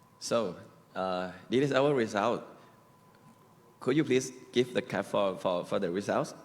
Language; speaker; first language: English; non-native, learner; Thai